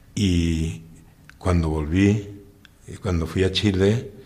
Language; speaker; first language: Spanish; native; Spanish